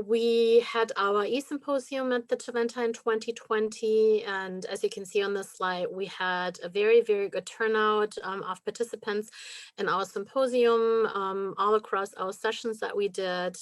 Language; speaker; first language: English; non-native, fluent; German